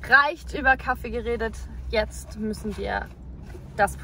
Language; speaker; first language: German; non-native, learner; English